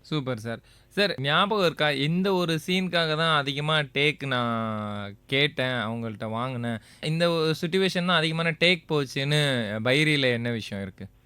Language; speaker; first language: Tamil; native; Tamil